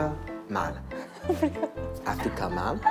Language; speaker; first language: Korean; non-native, learner; English